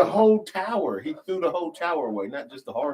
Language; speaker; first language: English; native; English